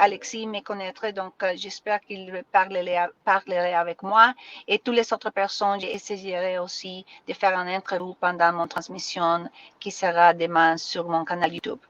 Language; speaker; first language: French; non-native, learner; Spanish